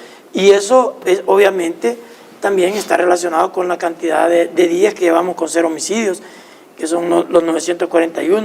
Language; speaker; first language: Spanish; native; Spanish